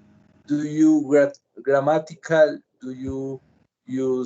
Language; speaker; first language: English; non-native, learner; Spanish